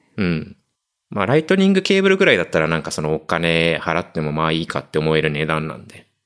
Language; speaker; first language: Japanese; native; Japanese